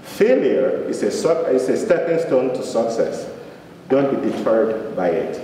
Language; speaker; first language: English; non-native, local second language; Yoruba